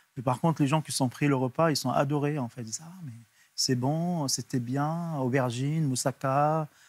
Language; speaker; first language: French; non-native, local second language; Arabic